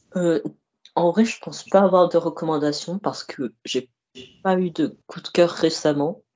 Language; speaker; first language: French; early bilingual, other home language; Arabic